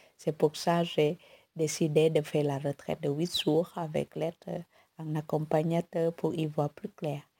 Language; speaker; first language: French; non-native, fluent; Vietnamese